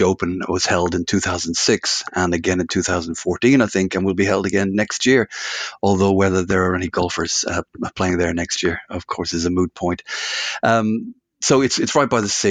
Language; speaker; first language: English; native; English